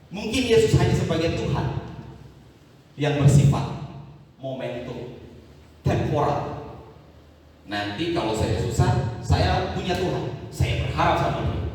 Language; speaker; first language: Indonesian; native; Indonesian